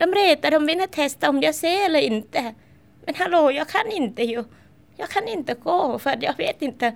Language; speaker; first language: Swedish; non-native, learner; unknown